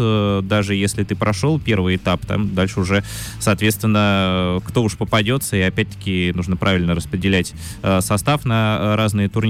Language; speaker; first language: Russian; native; Russian